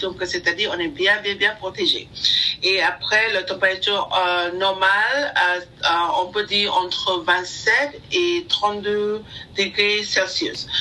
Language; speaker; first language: French; non-native, learner; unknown